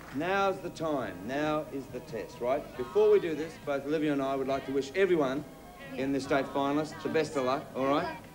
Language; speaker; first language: English; native; English